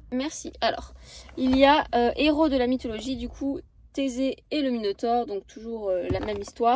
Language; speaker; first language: French; native; French